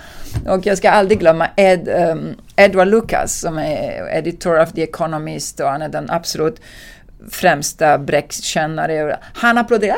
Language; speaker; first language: Swedish; non-native, fluent; Italian